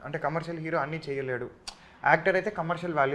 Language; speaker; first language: Telugu; native; Telugu